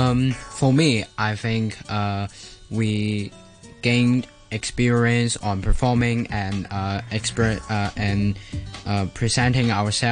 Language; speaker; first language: English; non-native, learner; Cantonese